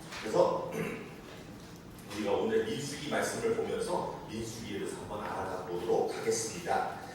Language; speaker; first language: Korean; native; Korean